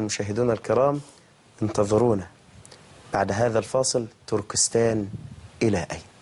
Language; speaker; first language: Arabic; native; Arabic